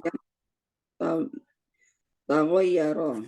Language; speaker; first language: Arabic; non-native, fluent; Indonesian